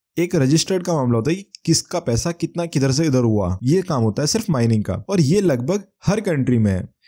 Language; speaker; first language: Hindi; native; Hindi